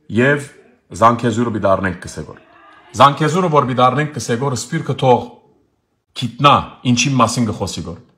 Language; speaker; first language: Armenian; early bilingual, heritage; Armenian